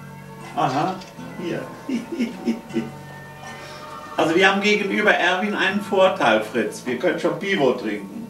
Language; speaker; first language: German; non-native, fluent; Czech